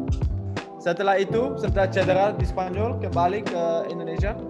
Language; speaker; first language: Indonesian; non-native, learner; Dutch